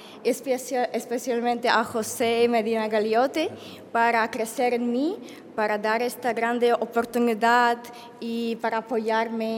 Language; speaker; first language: Spanish; non-native, learner; Ukrainian